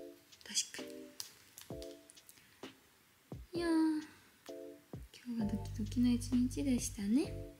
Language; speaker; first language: Japanese; native; Japanese